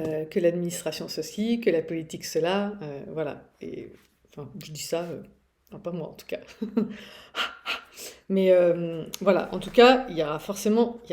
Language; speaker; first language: French; native; French